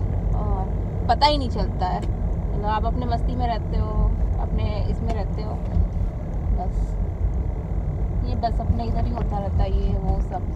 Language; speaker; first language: Hindi; native; Hindi